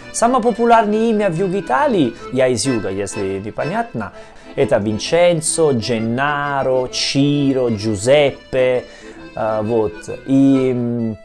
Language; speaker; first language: Russian; non-native, learner; Italian